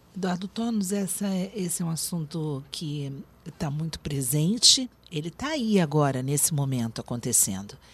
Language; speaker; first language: Portuguese; native; Portuguese